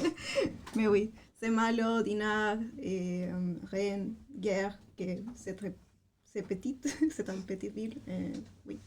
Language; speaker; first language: French; non-native, fluent; Spanish